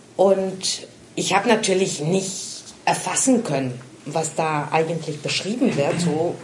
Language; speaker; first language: German; non-native, fluent; Spanish